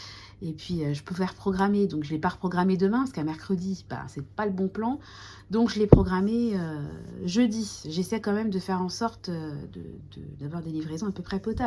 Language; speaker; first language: French; native; French